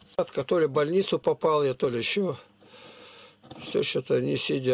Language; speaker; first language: Russian; native; Russian